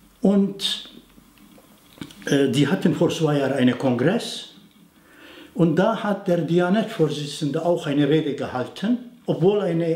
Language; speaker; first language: German; non-native, fluent; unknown